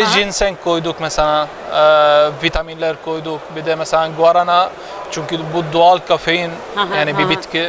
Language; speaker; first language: Turkish; non-native, fluent; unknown